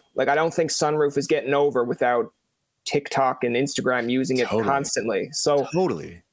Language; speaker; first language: English; native; English